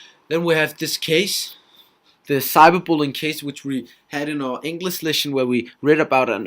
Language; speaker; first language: English; non-native, fluent; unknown